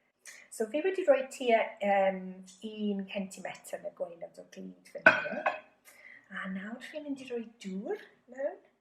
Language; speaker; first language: Welsh; non-native, local second language; English